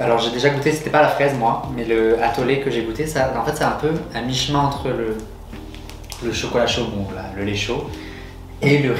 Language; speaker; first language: French; native; French